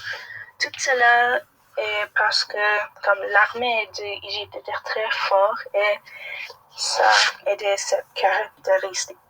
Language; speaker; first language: French; non-native, learner; English